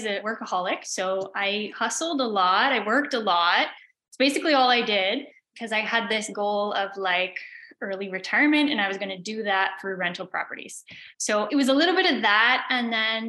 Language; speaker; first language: English; native; English